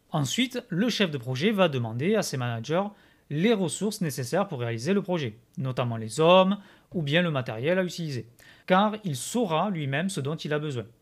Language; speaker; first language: French; native; French